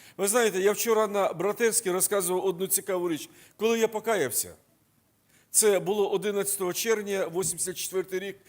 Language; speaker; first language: Ukrainian; non-native, local second language; Russian